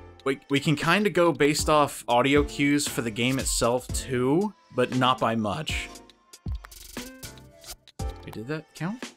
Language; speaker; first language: English; native; English